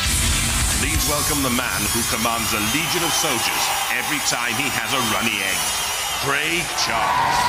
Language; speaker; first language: English; native; English